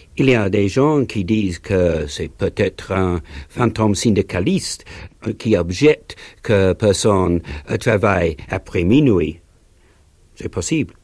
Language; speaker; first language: French; non-native, learner; English